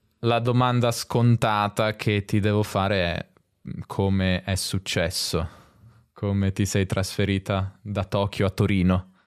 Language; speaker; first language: Italian; native; Italian